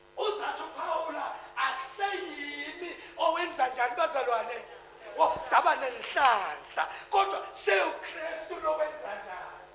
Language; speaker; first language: Zulu; native; Zulu